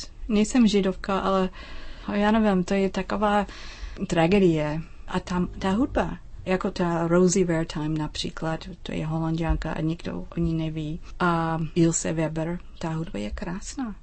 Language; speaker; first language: Czech; non-native, learner; English